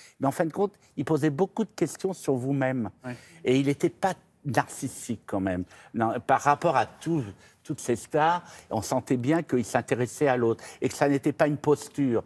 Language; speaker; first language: French; native; French